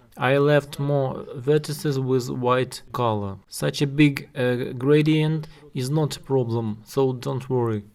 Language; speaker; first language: English; non-native, learner; Russian